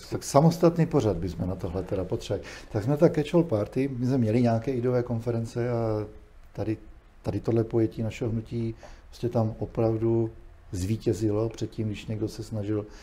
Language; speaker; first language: Czech; native; Czech